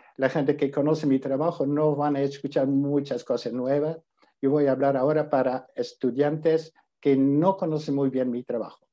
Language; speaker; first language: Spanish; non-native, fluent; Dutch